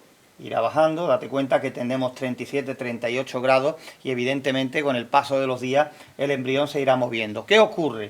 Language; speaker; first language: Spanish; native; Spanish